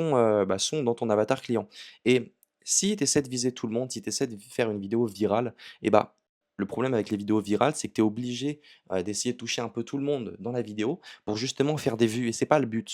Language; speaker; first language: French; native; French